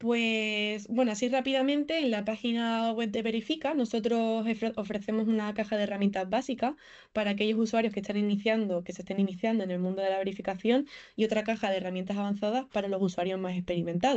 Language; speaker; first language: Spanish; native; Spanish